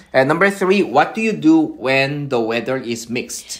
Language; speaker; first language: English; non-native, fluent; Korean